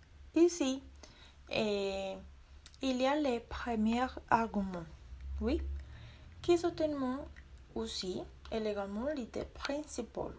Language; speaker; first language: French; non-native, learner; Spanish